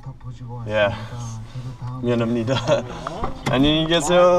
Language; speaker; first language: Korean; non-native, learner; English